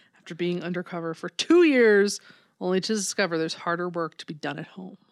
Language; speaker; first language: English; native; English